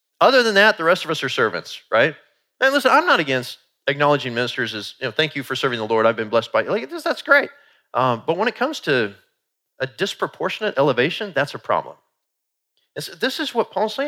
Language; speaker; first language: English; native; English